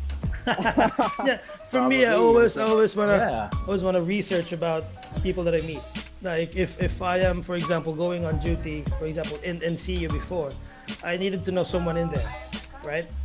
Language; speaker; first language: English; non-native, local second language; Cebuano